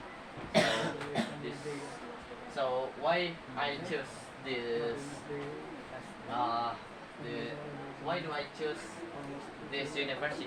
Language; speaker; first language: English; non-native, learner; Indonesian